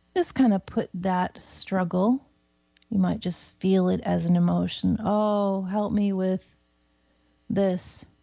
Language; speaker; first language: English; native; English